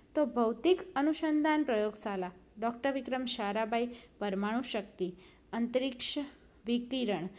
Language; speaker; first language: Hindi; non-native, local second language; Gujarati